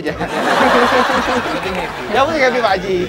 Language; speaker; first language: Indonesian; native; Indonesian